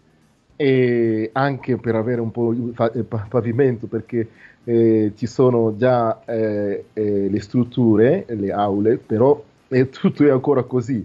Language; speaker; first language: Italian; non-native, fluent; Nande